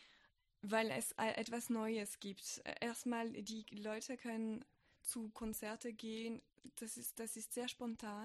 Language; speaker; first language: German; non-native, fluent; French